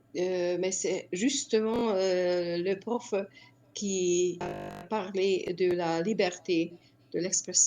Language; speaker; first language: French; non-native, fluent; Hungarian